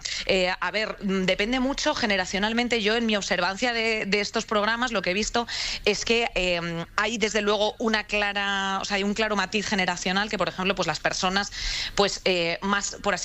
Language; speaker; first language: Spanish; native; Spanish